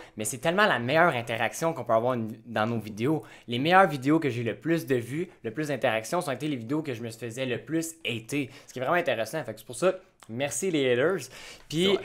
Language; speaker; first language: French; native; French